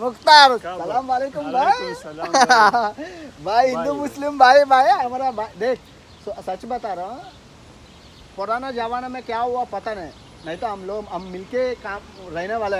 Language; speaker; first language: Hindi; non-native, local second language; Telugu